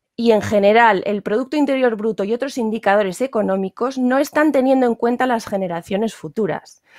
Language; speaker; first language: Spanish; native; Spanish